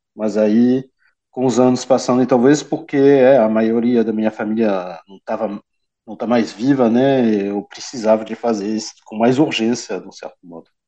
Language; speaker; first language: Portuguese; early bilingual, heritage; Portuguese